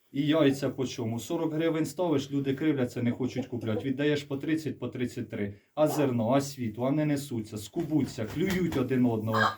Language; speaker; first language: Ukrainian; native; Ukrainian